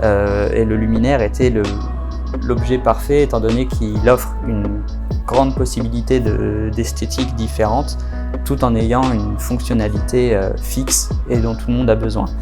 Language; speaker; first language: French; native; French